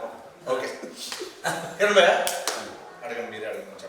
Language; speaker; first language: Telugu; native; Telugu